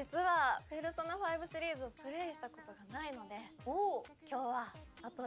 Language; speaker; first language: Japanese; native; Japanese